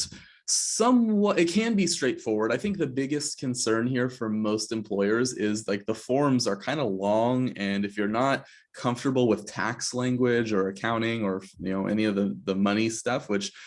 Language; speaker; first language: English; native; English